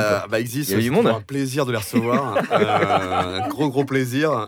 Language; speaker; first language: French; native; French